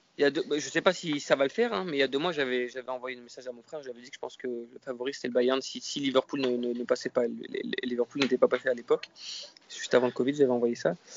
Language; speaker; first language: French; native; French